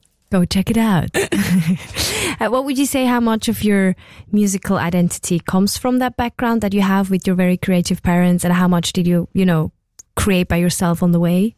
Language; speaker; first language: English; non-native, fluent; German